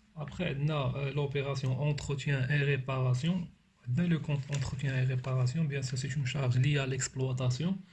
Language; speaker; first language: French; non-native, local second language; Arabic